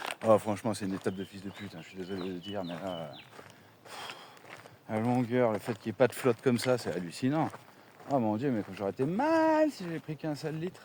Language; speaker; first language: French; native; French